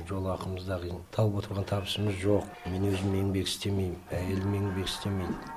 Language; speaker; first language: Kazakh; early bilingual, heritage; Kazakh